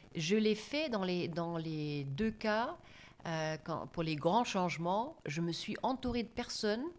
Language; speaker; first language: French; non-native, fluent; German